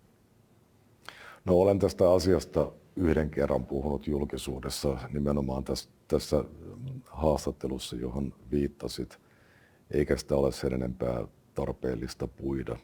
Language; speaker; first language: Finnish; native; Finnish